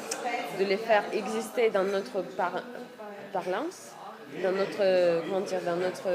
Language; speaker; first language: French; non-native, fluent; Russian